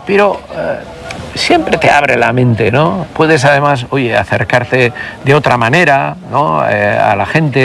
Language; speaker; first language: Spanish; native; Spanish